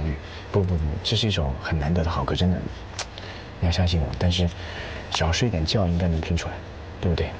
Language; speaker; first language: Chinese; native; Chinese